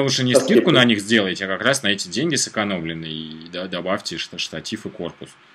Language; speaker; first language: Russian; native; Russian